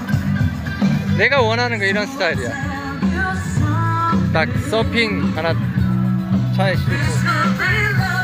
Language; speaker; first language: Portuguese; non-native, learner; Korean